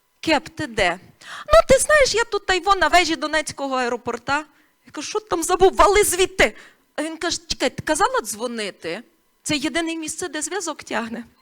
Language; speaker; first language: Ukrainian; native; Ukrainian